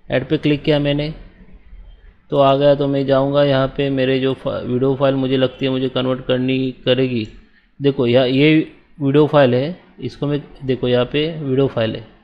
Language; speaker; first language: Hindi; native; Hindi